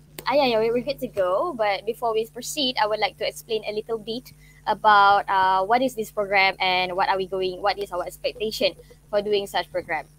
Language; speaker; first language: English; non-native, local second language; Malay